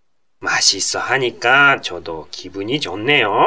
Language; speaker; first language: Korean; non-native, fluent; Japanese